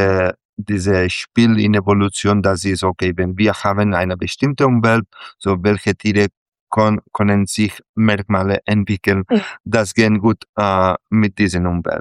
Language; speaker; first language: German; non-native, fluent; Catalan